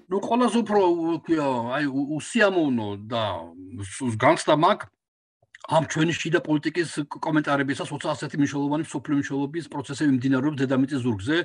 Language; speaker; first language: Georgian; native; Georgian